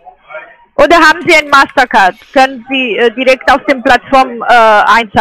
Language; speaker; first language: German; non-native, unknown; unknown